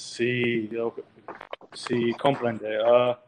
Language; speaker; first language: Spanish; non-native, learner; English